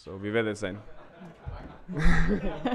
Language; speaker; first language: German; non-native, learner; Spanish